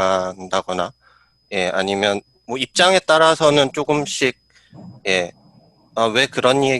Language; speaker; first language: Korean; native; Korean